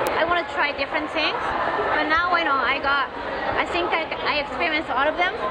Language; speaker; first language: English; non-native, learner; Japanese